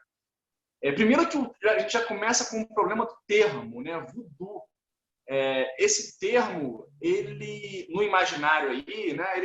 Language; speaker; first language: Portuguese; native; Portuguese